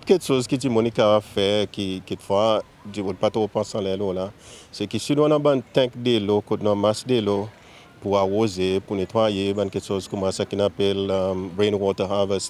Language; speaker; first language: French; non-native, local second language; Seselwa Creole French